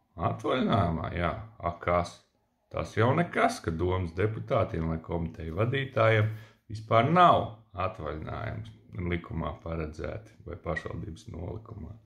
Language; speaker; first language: Latvian; native; Latvian